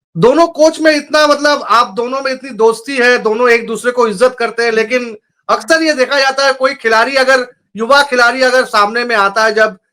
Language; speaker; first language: Hindi; non-native, local second language; Bangla